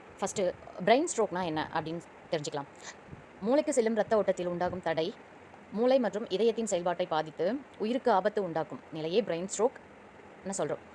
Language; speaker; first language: Tamil; native; Tamil